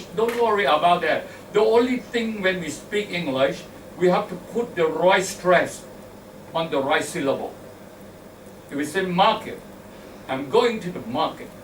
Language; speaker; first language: English; non-native, fluent; Thai